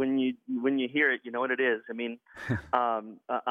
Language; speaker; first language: English; native; English